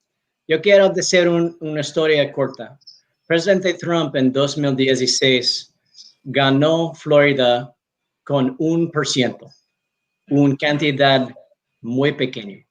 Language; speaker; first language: Spanish; non-native, learner; English